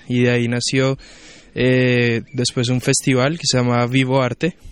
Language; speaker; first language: Spanish; native; Spanish